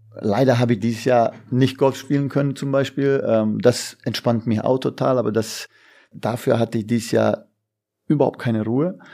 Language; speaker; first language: German; non-native, fluent; Bosnian